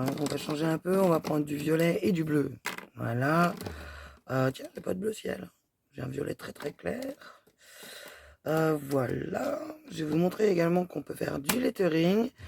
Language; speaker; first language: French; native; French